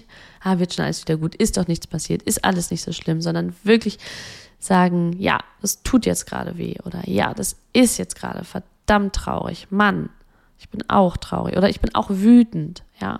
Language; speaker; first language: German; native; German